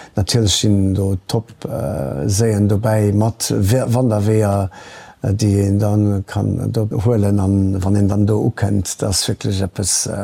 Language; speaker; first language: Luxembourgish; early bilingual, other home language; Portuguese